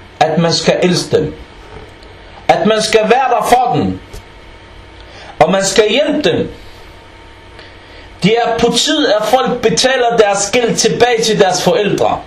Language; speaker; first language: Danish; early bilingual, other home language; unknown